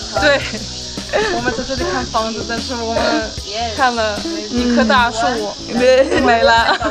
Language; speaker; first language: Chinese; non-native, learner; Thai